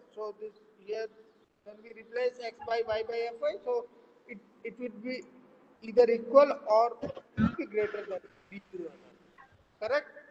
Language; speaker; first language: English; non-native, local second language; Hindi